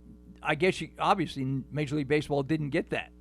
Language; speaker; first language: English; native; English